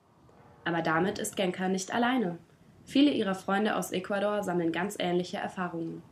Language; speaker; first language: German; native; German